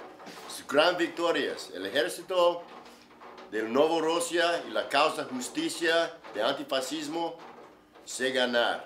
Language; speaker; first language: Spanish; non-native, learner; English